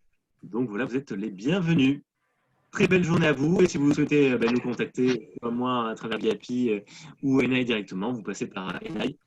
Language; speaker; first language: French; native; French